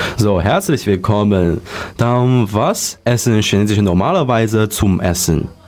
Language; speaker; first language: German; non-native, learner; Chinese